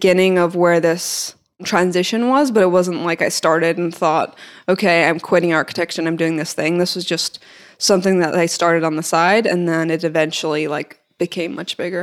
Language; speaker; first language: English; native; English